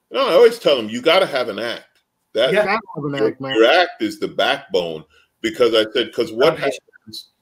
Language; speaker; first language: English; native; English